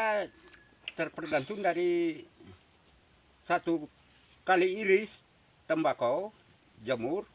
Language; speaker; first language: Indonesian; non-native, local second language; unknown